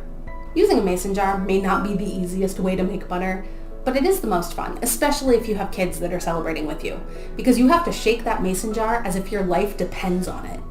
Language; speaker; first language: English; native; English